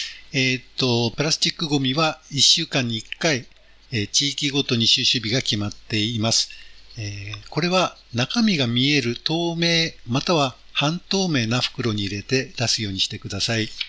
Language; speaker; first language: Japanese; native; Japanese